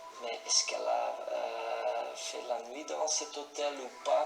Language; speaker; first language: French; non-native, local second language; Dutch